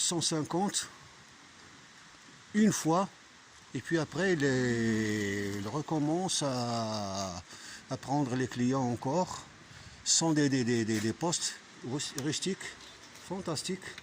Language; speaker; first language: French; non-native, fluent; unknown